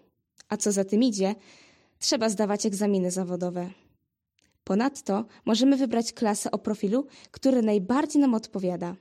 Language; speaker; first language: Polish; native; Polish